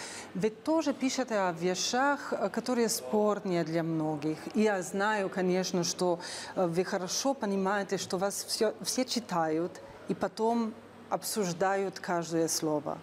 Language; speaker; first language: Russian; non-native, fluent; Slovenian